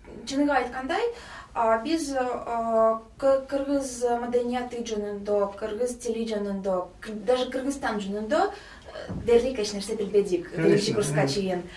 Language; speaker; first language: Kyrgyz; non-native, learner; Russian